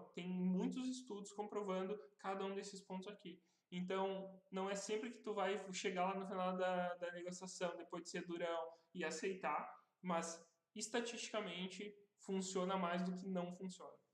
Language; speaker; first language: Portuguese; native; Portuguese